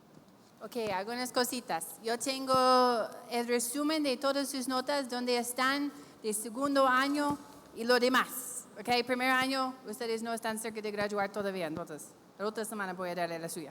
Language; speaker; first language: Spanish; non-native, fluent; English